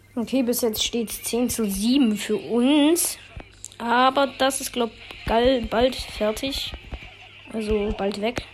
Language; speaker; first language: German; native; German